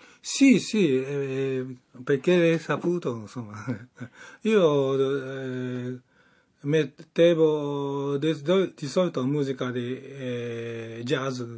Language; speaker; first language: Italian; non-native, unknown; Japanese